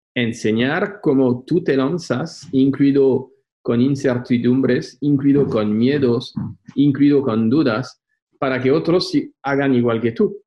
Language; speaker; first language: Spanish; non-native, fluent; French